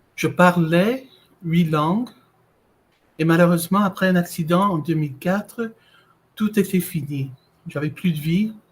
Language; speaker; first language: French; non-native, fluent; English